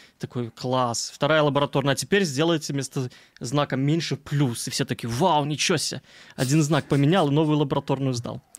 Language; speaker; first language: Russian; native; Russian